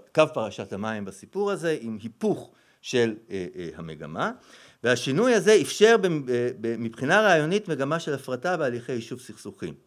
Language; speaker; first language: Hebrew; native; Hebrew